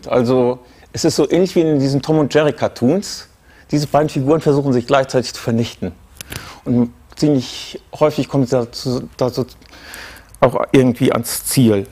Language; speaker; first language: German; native; German